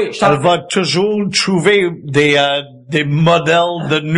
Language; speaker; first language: French; non-native, fluent; English